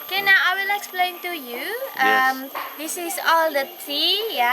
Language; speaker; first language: English; non-native, learner; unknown